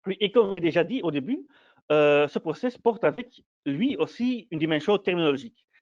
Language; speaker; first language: French; non-native, fluent; Dutch